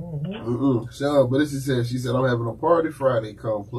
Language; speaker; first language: English; native; English